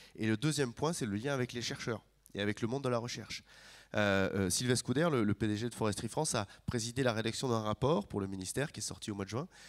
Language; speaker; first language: French; native; French